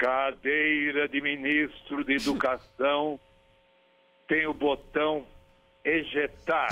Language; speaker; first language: Portuguese; native; Portuguese